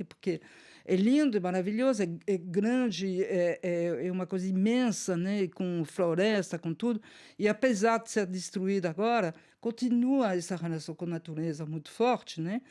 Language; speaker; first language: Portuguese; non-native, fluent; French